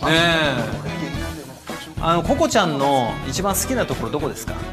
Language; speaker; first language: Japanese; native; Japanese